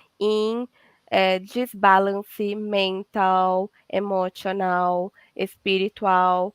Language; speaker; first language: English; non-native, learner; Portuguese